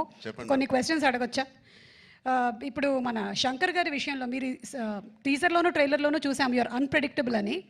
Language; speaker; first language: Telugu; native; Telugu